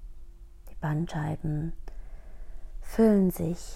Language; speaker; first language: German; native; German